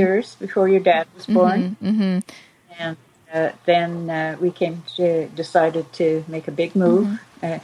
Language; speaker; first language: English; native; English